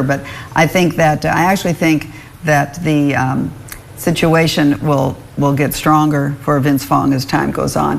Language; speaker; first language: English; native; English